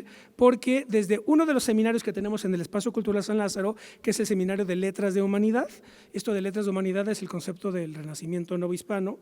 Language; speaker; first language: Spanish; native; Spanish